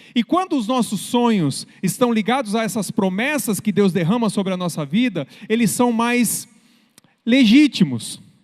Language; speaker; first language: Portuguese; native; Portuguese